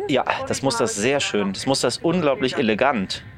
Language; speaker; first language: German; early bilingual, other home language; Persian